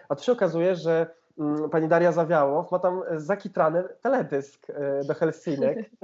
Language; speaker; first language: Polish; native; Polish